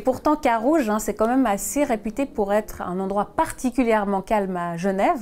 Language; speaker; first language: French; native; French